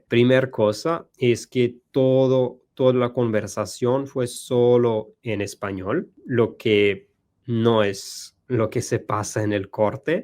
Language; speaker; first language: Spanish; non-native, learner; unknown